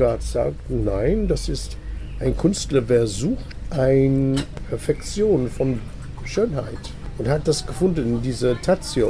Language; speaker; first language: German; non-native, fluent; English